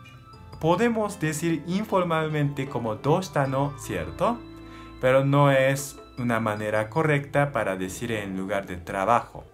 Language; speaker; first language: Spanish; non-native, learner; Japanese